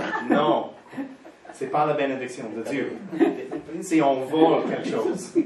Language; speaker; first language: French; non-native, fluent; English